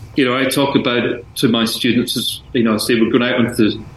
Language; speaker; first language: English; native; English